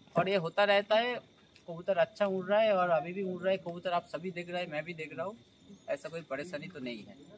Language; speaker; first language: Hindi; non-native, local second language; Bangla